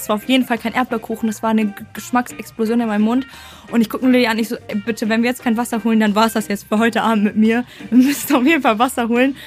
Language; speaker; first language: German; native; German